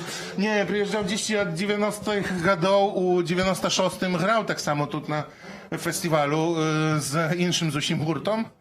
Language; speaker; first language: Polish; non-native, learner; Belarusian